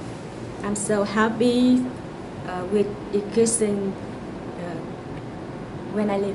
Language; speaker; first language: English; non-native, learner; Vietnamese